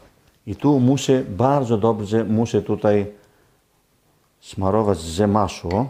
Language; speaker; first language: Polish; non-native, learner; Greek